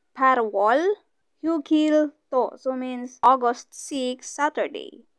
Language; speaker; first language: English; non-native, local second language; Filipino